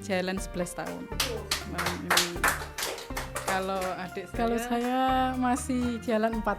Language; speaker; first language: Indonesian; non-native, local second language; Javanese